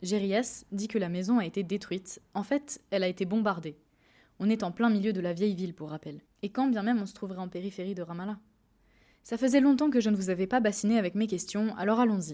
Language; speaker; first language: French; native; French